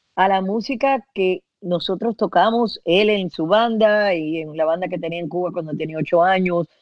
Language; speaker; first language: Spanish; early bilingual, heritage; Spanish